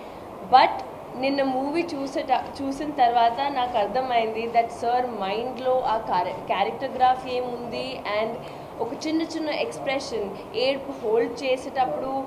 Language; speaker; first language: Telugu; non-native, local second language; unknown